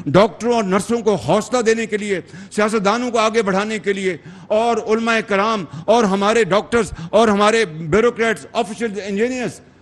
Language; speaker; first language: Urdu; non-native, local second language; Punjabi